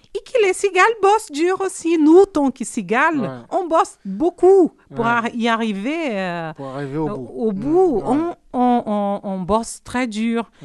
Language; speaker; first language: French; non-native, fluent; Portuguese